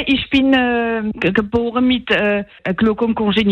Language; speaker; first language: German; non-native, local second language; French